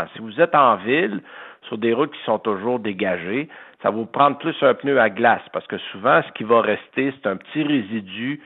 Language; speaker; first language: French; native; French